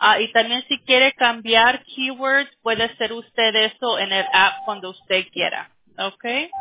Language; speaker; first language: Spanish; early bilingual, heritage; Spanish